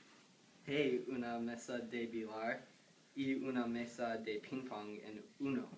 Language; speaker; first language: Spanish; non-native, learner; English